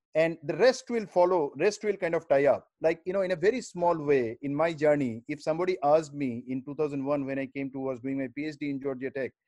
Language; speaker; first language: English; non-native, local second language; Bangla